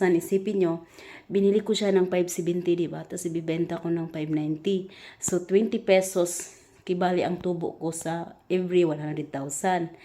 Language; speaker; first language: Filipino; non-native, local second language; Cebuano